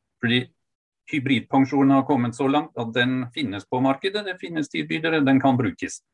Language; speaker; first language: Norwegian; non-native, fluent; German